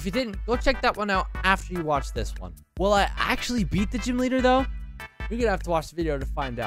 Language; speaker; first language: English; native; English